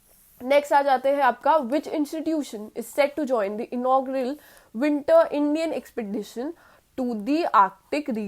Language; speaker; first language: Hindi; native; Hindi